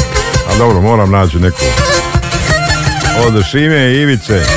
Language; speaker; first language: Serbian; native; Serbian